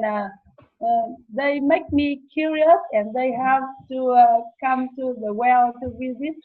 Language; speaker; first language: English; non-native, learner; Vietnamese